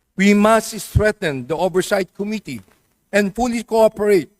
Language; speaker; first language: English; non-native, local second language; Iloko